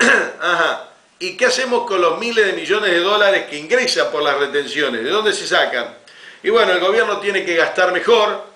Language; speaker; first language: Spanish; native; Spanish